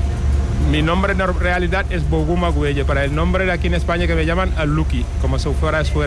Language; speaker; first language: Spanish; non-native, learner; Wolof